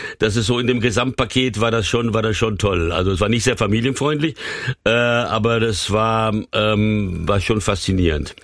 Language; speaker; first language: German; early bilingual, other home language; Hungarian